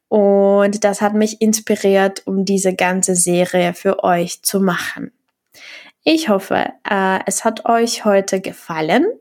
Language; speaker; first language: German; non-native, fluent; Czech